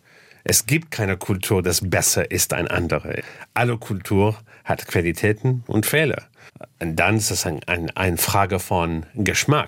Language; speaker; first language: German; non-native, fluent; English